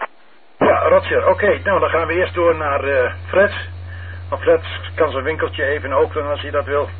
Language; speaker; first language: Dutch; native; Dutch